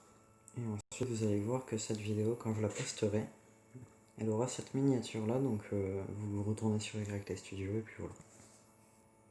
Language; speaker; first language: French; native; French